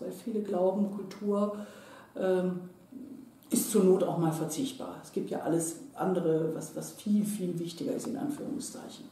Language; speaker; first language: German; native; German